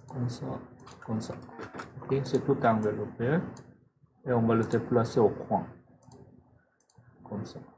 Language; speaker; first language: French; non-native, fluent; Korean